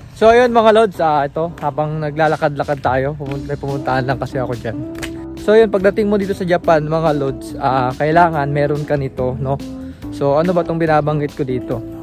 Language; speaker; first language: Filipino; native; Filipino